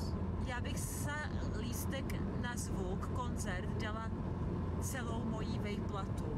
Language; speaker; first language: Czech; native; Czech